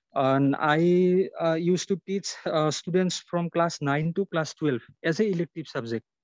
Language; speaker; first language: English; non-native, local second language; Assamese